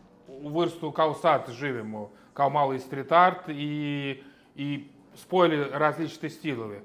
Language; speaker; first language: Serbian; non-native, learner; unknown